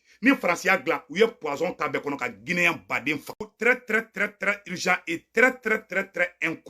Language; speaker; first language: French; non-native, local second language; Bambara